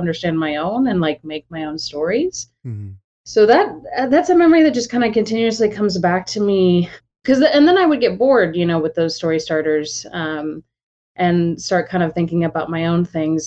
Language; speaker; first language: English; native; English